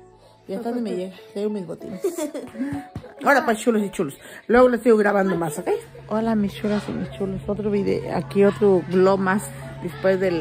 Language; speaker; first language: Spanish; native; Spanish